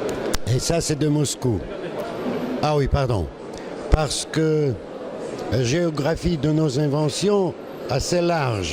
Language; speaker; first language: French; non-native, learner; Russian